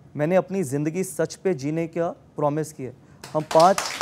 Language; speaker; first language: Hindi; native; Hindi